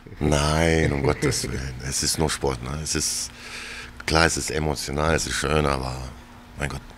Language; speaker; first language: German; early bilingual, other home language; Croatian